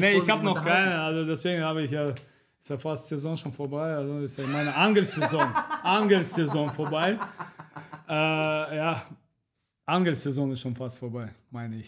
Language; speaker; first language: German; non-native, fluent; Russian